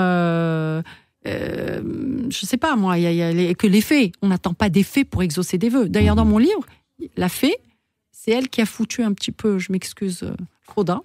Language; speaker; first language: French; non-native, local second language; Arabic